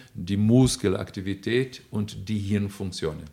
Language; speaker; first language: German; non-native, fluent; Portuguese